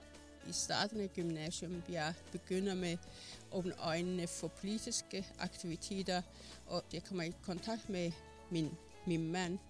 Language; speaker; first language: Danish; non-native, fluent; Persian